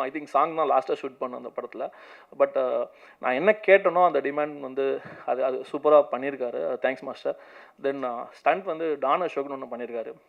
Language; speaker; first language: Tamil; native; Tamil